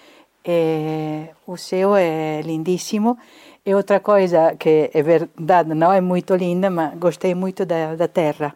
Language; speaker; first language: Portuguese; non-native, fluent; Italian